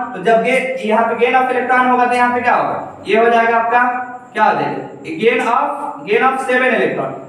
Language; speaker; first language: Hindi; native; Hindi